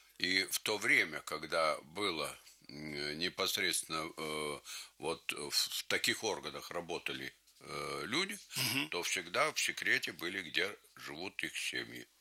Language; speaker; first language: Russian; non-native, local second language; Lithuanian